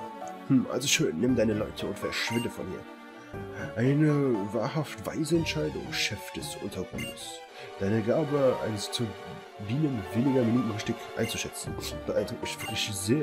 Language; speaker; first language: German; native; German